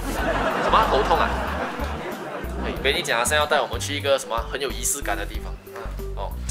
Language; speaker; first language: Chinese; native; Chinese